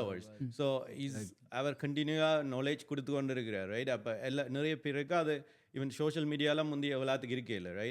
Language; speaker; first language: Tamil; early bilingual, other home language; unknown